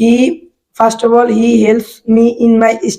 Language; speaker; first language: English; non-native, learner; Bangla